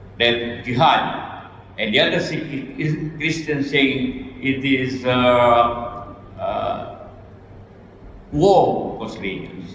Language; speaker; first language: English; non-native, learner; Indonesian